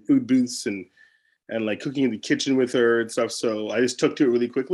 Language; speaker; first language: English; native; English